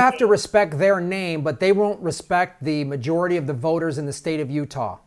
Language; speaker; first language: English; native; English